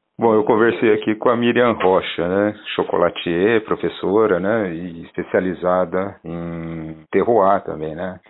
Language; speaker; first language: Portuguese; native; Portuguese